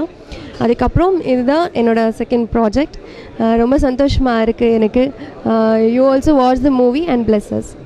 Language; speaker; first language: Tamil; non-native, local second language; Kannada